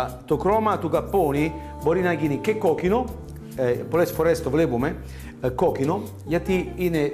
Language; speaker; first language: Greek; non-native, learner; Italian